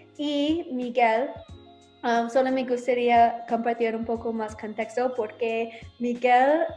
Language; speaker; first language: Spanish; non-native, learner; English